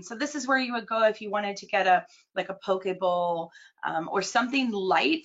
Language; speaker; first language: English; native; English